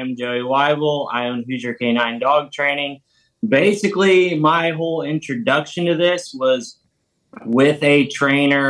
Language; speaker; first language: English; native; English